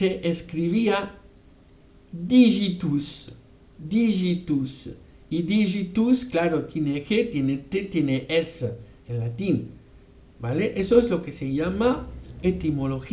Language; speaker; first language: Spanish; non-native, fluent; French